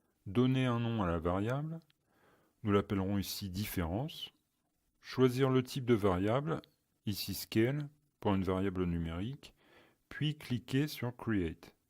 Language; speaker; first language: French; native; French